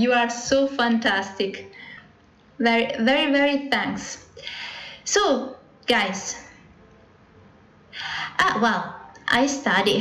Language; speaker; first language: English; non-native, learner; Italian